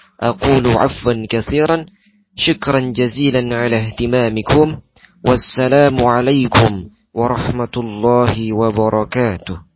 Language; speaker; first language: Arabic; non-native, learner; Indonesian